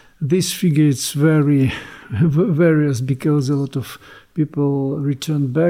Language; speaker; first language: English; non-native, learner; Ukrainian